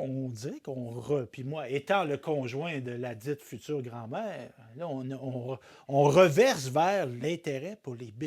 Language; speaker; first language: French; native; French